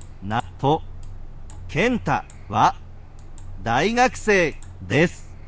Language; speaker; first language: Japanese; non-native, learner; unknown